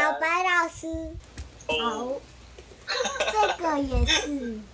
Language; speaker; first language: Chinese; early bilingual, heritage; Chinese